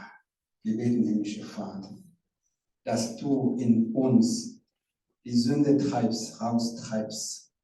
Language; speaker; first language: German; non-native, learner; Rundi